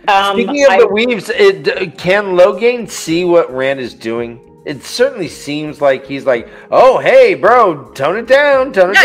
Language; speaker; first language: English; native; English